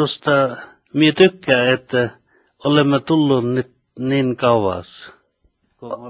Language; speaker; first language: Finnish; early bilingual, heritage; Finnish